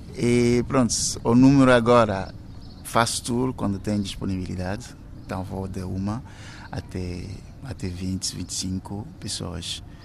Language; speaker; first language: Portuguese; non-native, fluent; Ewe